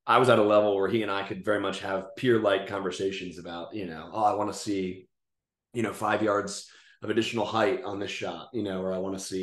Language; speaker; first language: English; native; English